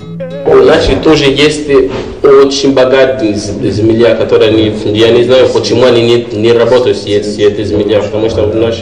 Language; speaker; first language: Russian; non-native, learner; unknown